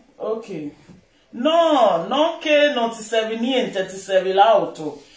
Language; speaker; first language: Italian; non-native, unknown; Bini